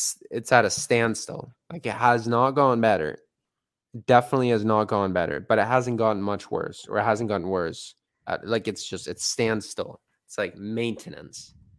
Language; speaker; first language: English; native; English